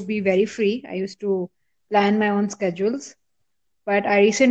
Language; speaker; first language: English; non-native, local second language; Urdu